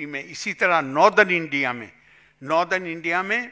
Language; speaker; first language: Hindi; native; Hindi